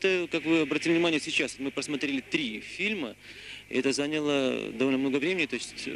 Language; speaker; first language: Russian; native; Russian